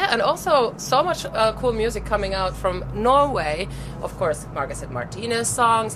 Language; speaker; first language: English; non-native, fluent; Finnish